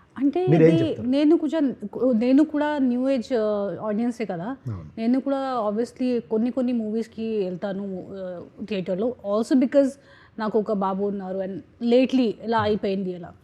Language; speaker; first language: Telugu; non-native, learner; Hindi